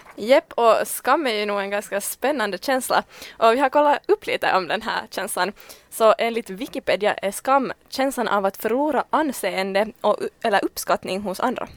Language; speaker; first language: Swedish; native; Swedish